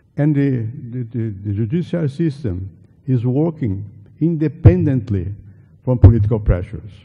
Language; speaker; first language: English; non-native, fluent; Portuguese